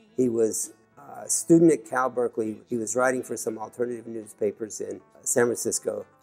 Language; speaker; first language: English; native; English